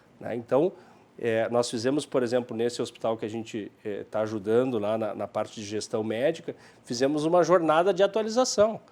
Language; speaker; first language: Portuguese; native; Portuguese